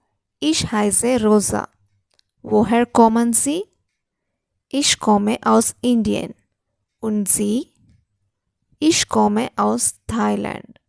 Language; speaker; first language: German; non-native, fluent; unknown